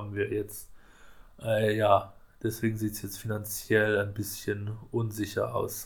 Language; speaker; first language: German; native; German